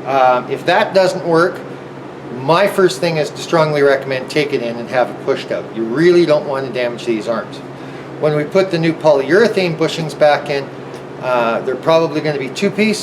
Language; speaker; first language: English; native; English